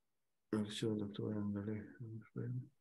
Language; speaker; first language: Albanian; native; Albanian